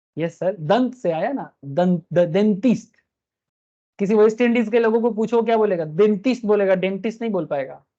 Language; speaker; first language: Hindi; non-native, local second language; Bangla